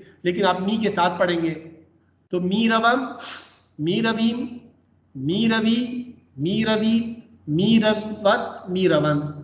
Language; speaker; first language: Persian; non-native, fluent; Urdu